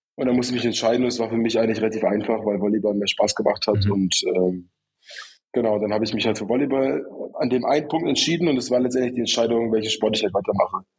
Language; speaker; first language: German; early bilingual, other home language; Russian